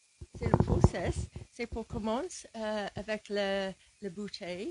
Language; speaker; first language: French; non-native, learner; English